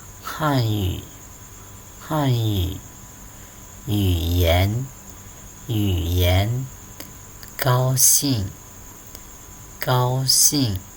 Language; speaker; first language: Chinese; non-native, fluent; Hmong